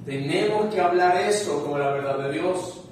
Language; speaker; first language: Spanish; native; Spanish